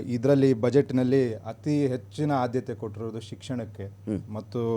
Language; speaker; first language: Kannada; native; Kannada